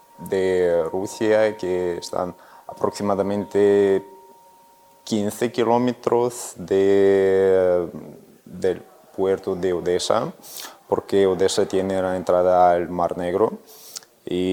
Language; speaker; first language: Spanish; non-native, fluent; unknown